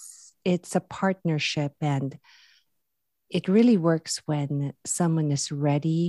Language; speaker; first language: English; non-native, local second language; Filipino